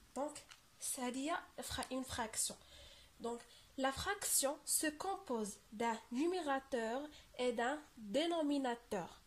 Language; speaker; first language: French; non-native, local second language; Arabic